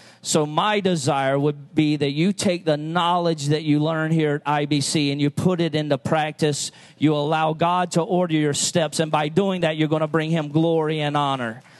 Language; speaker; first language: English; native; English